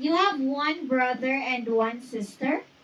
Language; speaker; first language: English; non-native, fluent; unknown